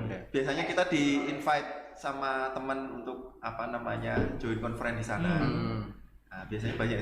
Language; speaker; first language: Indonesian; native; Indonesian